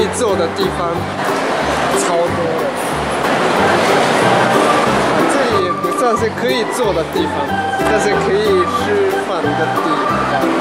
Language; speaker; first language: Chinese; non-native, fluent; Japanese